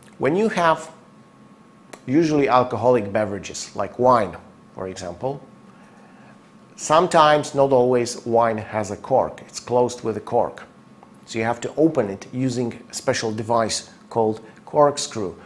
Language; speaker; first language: English; non-native, fluent; Polish